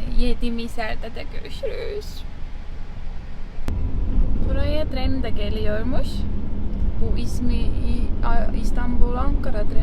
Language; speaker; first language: Turkish; non-native, learner; Estonian